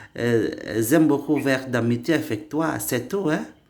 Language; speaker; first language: French; non-native, learner; Indonesian